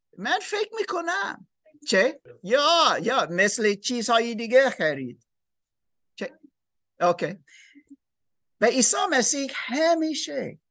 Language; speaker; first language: Persian; non-native, learner; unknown